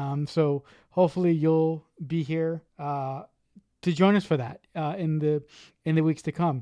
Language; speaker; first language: English; native; English